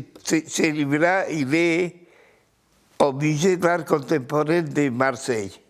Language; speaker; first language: French; non-native, fluent; Spanish